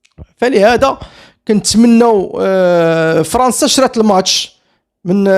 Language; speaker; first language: Arabic; native; Arabic